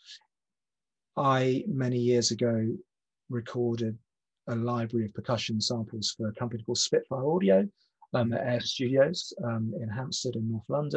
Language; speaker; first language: English; native; English